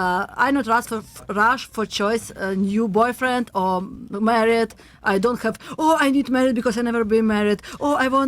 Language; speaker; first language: English; non-native, learner; Russian